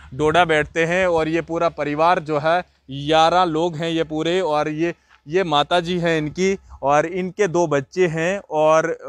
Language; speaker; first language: Hindi; native; Hindi